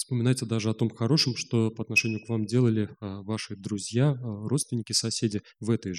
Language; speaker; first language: Russian; native; Russian